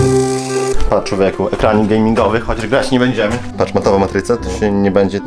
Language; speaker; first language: Polish; native; Polish